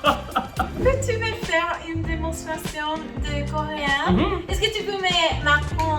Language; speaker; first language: French; non-native, learner; English